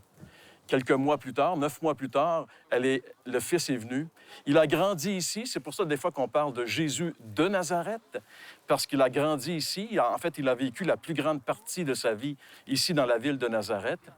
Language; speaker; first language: French; native; French